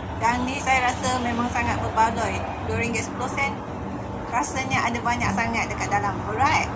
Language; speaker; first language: Malay; non-native, local second language; Chinese